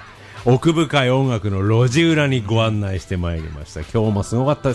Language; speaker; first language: Japanese; native; Japanese